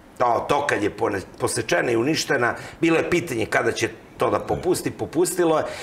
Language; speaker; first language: Serbian; native; Serbian